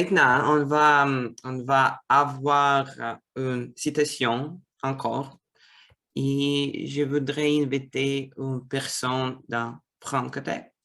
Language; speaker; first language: French; non-native, fluent; Russian